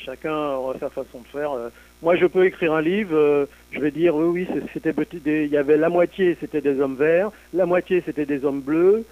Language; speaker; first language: French; native; French